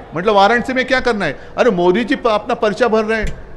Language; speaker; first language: Hindi; non-native, local second language; Marathi